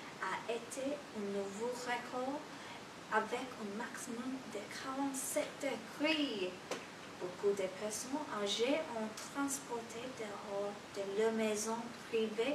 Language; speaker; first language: French; non-native, learner; English